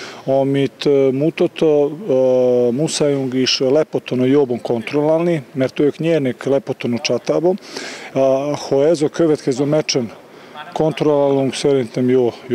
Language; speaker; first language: Hungarian; non-native, learner; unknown